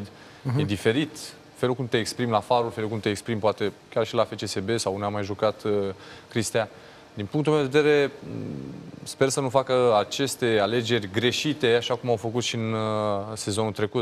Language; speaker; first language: Romanian; native; Romanian